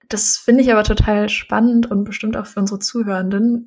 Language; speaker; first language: German; native; German